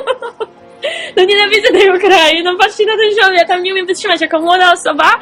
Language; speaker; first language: Polish; native; Polish